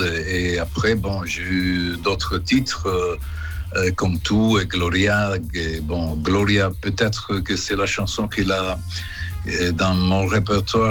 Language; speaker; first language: French; non-native, fluent; Italian